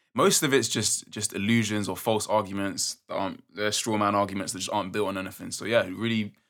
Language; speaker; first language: English; native; English